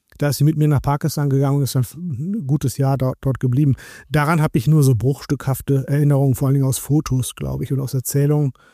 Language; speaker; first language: German; native; German